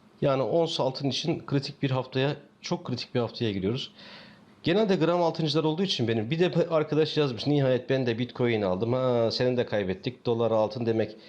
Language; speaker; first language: Turkish; native; Turkish